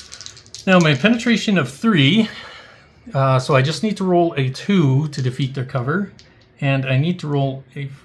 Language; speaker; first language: English; native; English